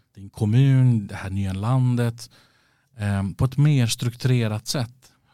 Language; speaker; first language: Swedish; early bilingual, other home language; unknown